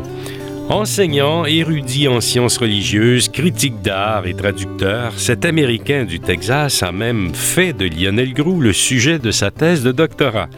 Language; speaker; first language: French; native; French